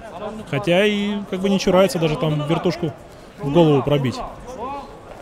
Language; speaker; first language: Russian; native; Russian